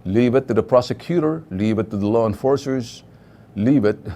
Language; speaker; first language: English; non-native, local second language; Filipino